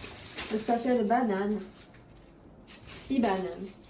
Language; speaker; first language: French; non-native, fluent; Chinese